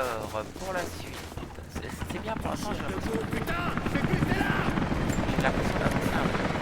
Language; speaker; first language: French; native; French